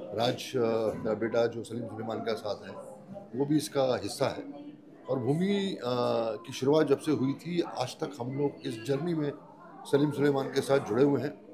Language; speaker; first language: Hindi; native; Hindi